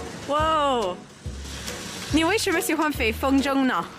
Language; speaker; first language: Chinese; non-native, fluent; English